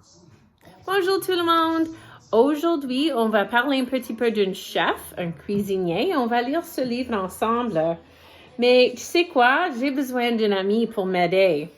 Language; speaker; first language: French; non-native, fluent; English